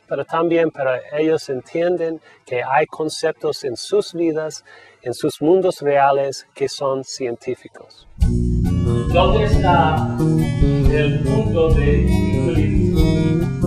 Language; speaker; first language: Spanish; non-native, fluent; English